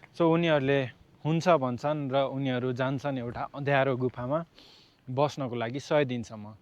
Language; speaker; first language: Nepali; native; Nepali